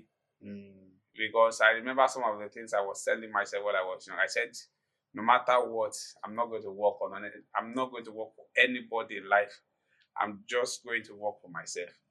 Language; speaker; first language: English; non-native, local second language; Yoruba